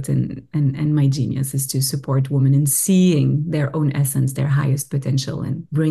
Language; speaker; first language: English; non-native, fluent; French